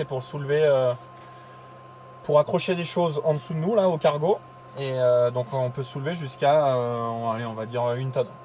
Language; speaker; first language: French; native; French